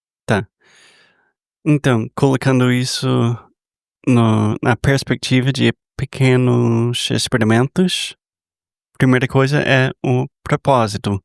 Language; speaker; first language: Portuguese; non-native, fluent; English